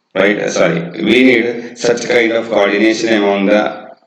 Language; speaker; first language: English; non-native, local second language; Kannada